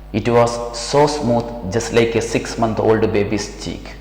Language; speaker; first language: English; non-native, local second language; Malayalam